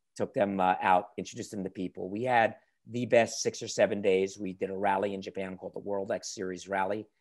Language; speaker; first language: English; native; English